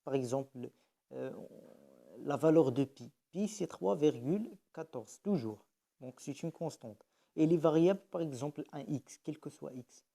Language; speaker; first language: French; non-native, local second language; Arabic